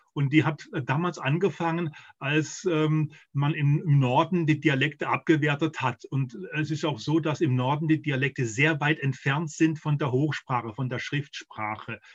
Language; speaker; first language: German; native; German